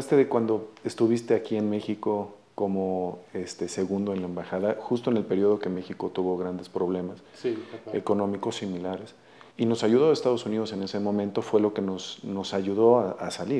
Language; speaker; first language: Spanish; native; Spanish